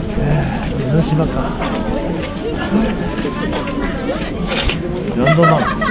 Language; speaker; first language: Japanese; native; Japanese